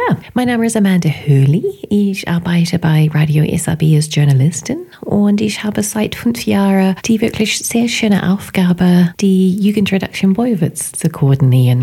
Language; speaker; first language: German; non-native, fluent; English